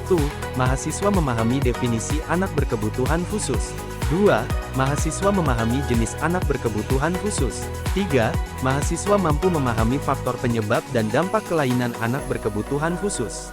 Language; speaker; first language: Indonesian; native; Indonesian